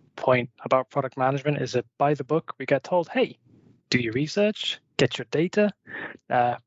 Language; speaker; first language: English; native; English